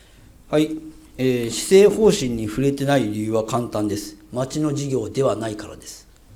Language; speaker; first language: Japanese; native; Japanese